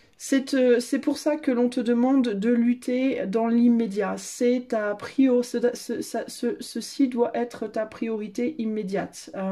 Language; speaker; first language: French; native; French